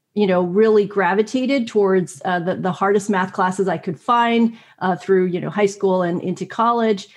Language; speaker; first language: English; native; English